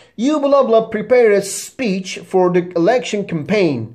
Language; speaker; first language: English; non-native, fluent; Turkish